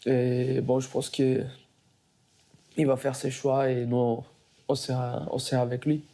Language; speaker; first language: French; non-native, fluent; Portuguese